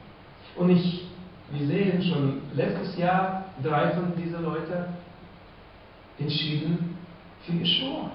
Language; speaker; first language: German; non-native, fluent; Russian